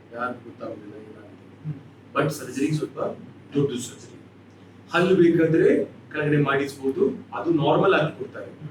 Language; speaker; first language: Kannada; non-native, local second language; Tamil